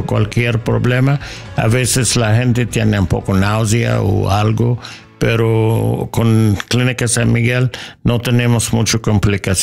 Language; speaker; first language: Spanish; non-native, learner; English